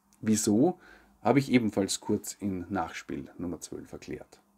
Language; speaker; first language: German; native; German